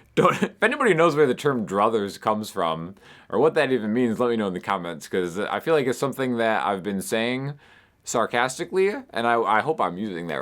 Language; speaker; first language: English; native; English